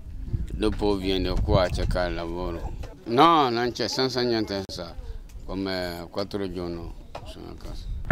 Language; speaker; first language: Italian; non-native, learner; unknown